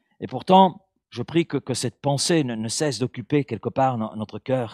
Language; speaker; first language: French; native; French